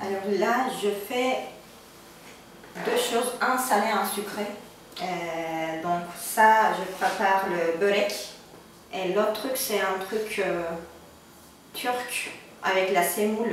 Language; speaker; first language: French; non-native, fluent; Turkish